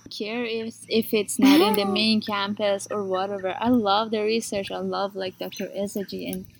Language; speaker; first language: English; non-native, fluent; Persian